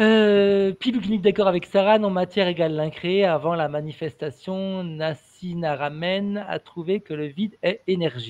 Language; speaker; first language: French; native; French